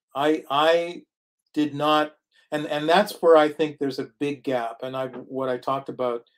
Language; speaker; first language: English; native; English